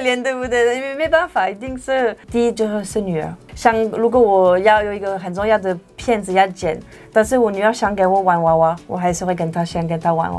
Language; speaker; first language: Chinese; non-native, fluent; French